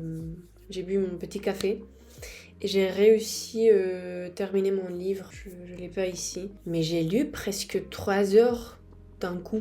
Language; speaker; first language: French; non-native, fluent; Spanish